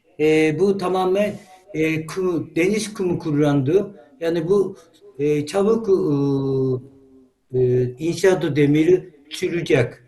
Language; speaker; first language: Turkish; non-native, learner; Japanese